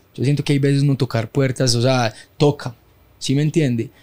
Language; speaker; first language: Spanish; native; Spanish